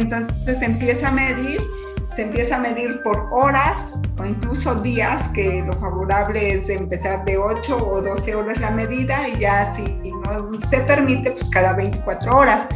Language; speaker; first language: Spanish; native; Spanish